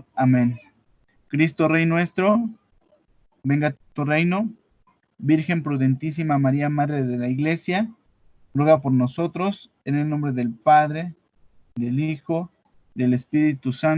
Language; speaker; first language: Spanish; native; Spanish